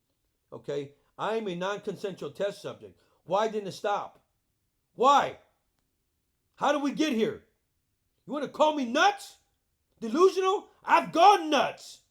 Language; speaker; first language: English; native; English